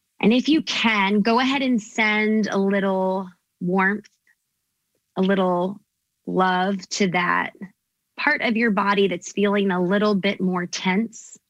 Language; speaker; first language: English; native; English